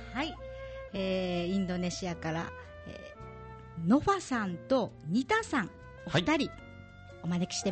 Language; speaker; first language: Japanese; native; Japanese